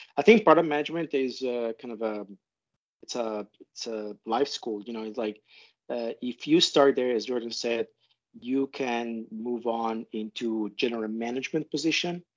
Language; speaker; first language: English; non-native, fluent; Italian